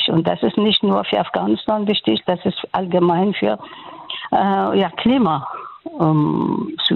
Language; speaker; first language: German; non-native, fluent; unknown